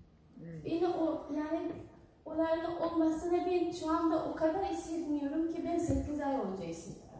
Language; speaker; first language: Turkish; non-native, learner; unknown